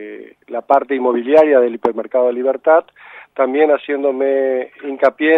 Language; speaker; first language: Spanish; native; Spanish